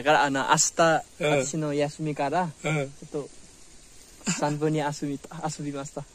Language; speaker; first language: Japanese; non-native, learner; Nepali